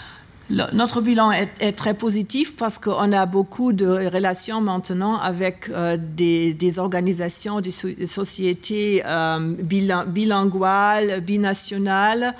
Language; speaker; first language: French; non-native, learner; German